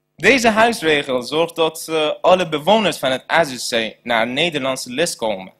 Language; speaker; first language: Dutch; non-native, learner; Persian